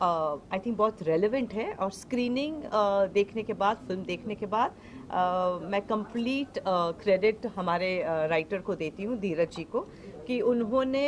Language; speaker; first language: Hindi; native; Hindi